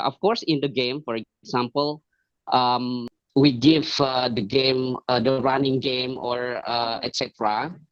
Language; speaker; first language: English; non-native, learner; Indonesian